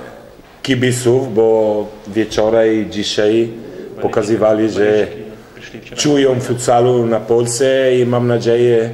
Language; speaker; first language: Polish; non-native, learner; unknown